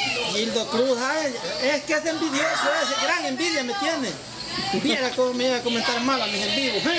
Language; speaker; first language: Spanish; native; Spanish